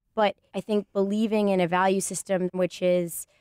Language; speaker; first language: English; native; English